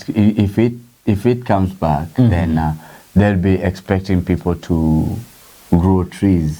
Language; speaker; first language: English; non-native, local second language; Swahili